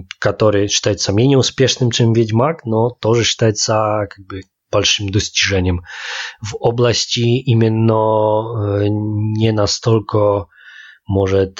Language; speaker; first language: Polish; non-native, learner; Russian